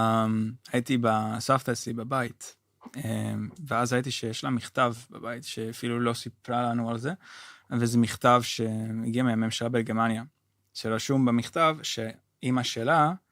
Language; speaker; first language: Hebrew; non-native, fluent; Dutch